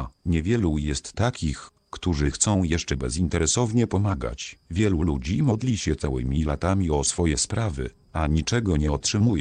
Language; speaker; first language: Polish; native; Polish